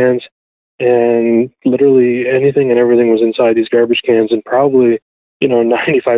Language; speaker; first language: English; native; English